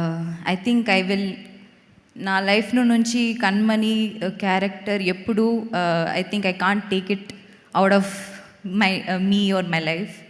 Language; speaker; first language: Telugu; non-native, learner; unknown